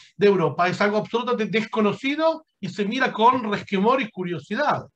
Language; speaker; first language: Spanish; native; Spanish